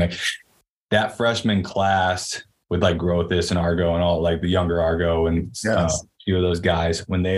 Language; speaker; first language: English; native; English